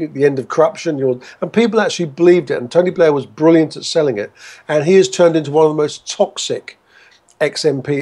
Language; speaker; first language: English; native; English